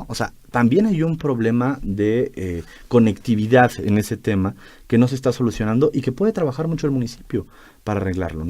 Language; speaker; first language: Spanish; native; Spanish